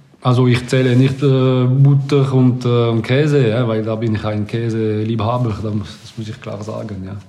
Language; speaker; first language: German; non-native, local second language; French